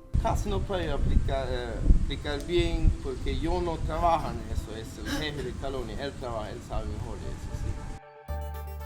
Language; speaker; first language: Spanish; non-native, learner; Plautdietsch